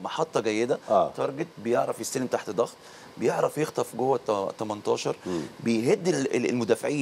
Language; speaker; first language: Arabic; native; Arabic